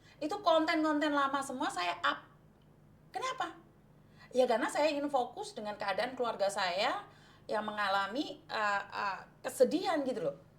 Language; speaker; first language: Indonesian; non-native, local second language; Javanese